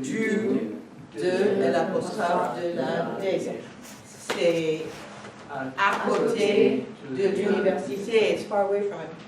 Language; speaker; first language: French; non-native, fluent; English